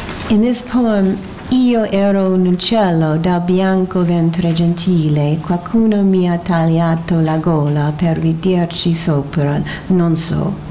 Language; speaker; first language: Italian; non-native, fluent; English